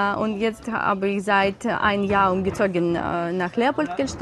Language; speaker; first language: German; non-native, learner; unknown